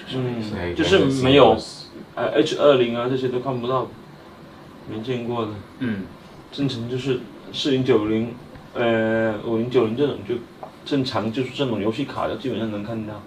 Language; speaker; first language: Chinese; native; Chinese